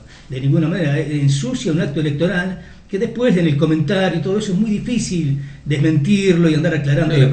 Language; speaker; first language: Spanish; native; Spanish